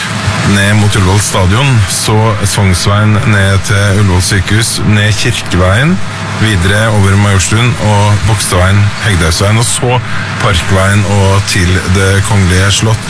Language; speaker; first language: Norwegian; native; Norwegian